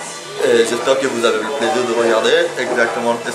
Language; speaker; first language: French; non-native, fluent; Persian